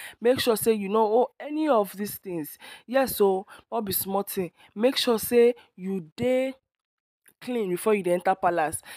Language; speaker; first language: Nigerian Pidgin; non-native, local second language; Yoruba